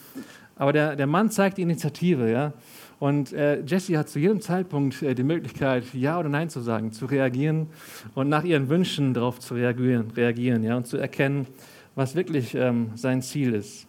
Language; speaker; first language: German; native; German